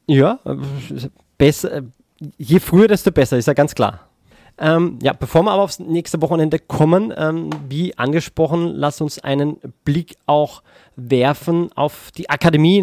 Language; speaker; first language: German; native; German